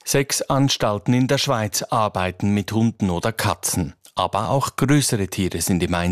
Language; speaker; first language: German; native; German